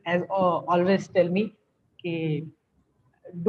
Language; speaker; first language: English; non-native, local second language; Hindi